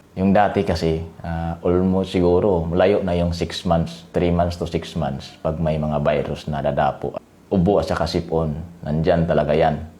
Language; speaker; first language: Filipino; non-native, local second language; Cebuano